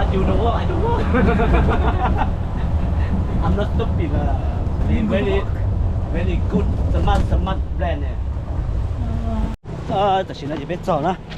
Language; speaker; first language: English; non-native, learner; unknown